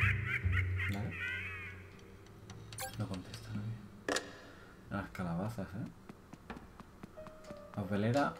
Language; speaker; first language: Spanish; native; Spanish